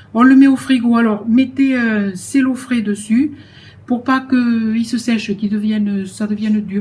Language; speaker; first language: French; native; French